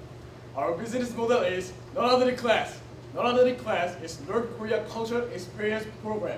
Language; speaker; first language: English; non-native, learner; Korean